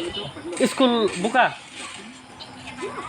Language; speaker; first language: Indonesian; non-native, learner; Bangla